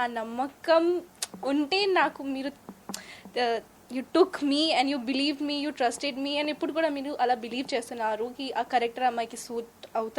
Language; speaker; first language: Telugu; non-native, learner; Hindi